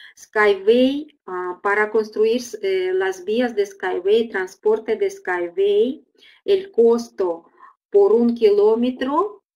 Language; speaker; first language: Spanish; non-native, fluent; Russian